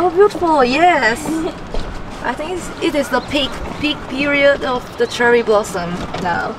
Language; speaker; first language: English; non-native, learner; Japanese